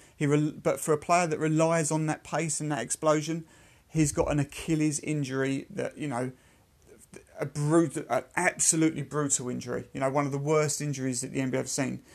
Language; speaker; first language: English; native; English